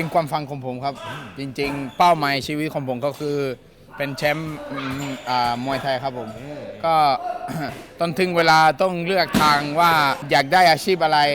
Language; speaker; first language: Thai; non-native, fluent; Spanish